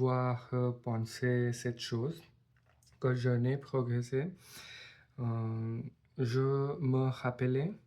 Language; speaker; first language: French; non-native, learner; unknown